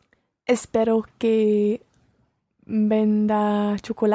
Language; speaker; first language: Spanish; non-native, learner; English